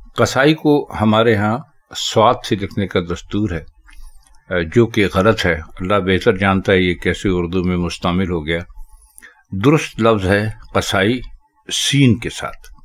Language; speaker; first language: Urdu; native; Urdu